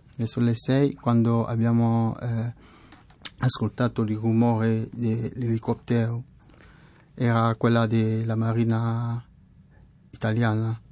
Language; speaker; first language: Italian; non-native, fluent; French